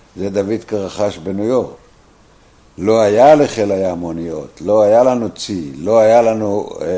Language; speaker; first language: Hebrew; native; Hebrew